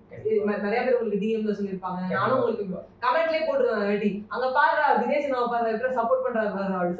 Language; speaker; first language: Tamil; native; Tamil